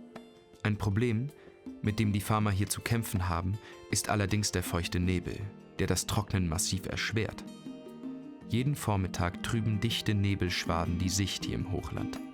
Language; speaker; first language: German; native; German